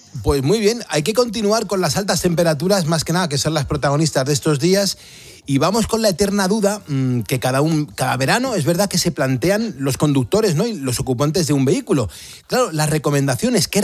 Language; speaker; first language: Spanish; native; Spanish